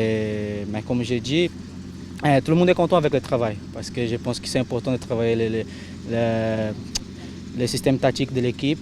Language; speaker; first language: French; non-native, fluent; Portuguese